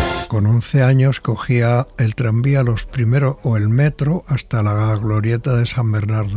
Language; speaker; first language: Spanish; native; Spanish